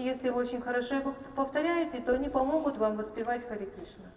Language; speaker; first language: Russian; native; Russian